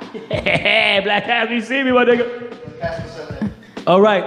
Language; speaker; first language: English; early bilingual, other home language; Spanish